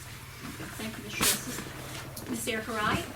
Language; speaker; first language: English; native; English